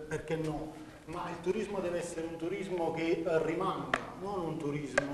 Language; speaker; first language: Italian; native; Italian